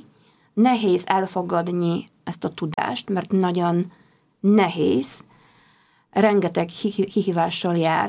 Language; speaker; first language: Hungarian; non-native, fluent; Polish